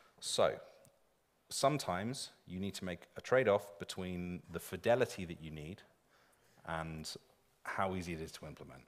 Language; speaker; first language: English; native; English